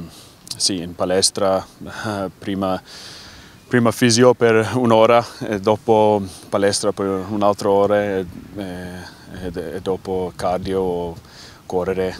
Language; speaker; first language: Italian; non-native, learner; English